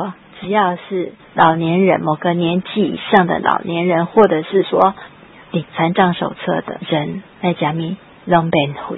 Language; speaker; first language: Chinese; native; Chinese